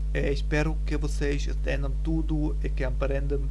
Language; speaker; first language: Portuguese; non-native, learner; German